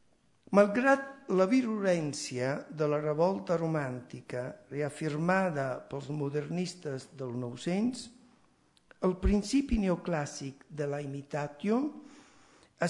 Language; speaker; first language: Catalan; non-native, fluent; Italian